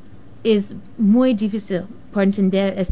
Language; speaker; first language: Spanish; non-native, learner; English